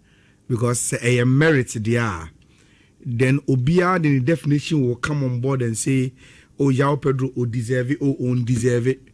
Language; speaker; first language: English; non-native, local second language; Akan